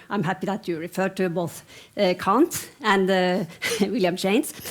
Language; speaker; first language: English; non-native, fluent; Norwegian